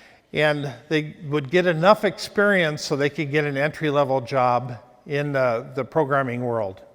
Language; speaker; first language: English; native; English